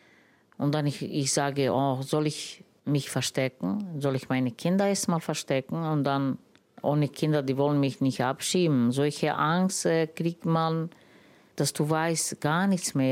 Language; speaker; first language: German; non-native, learner; Romany